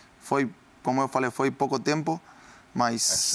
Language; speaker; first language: Portuguese; non-native, learner; Spanish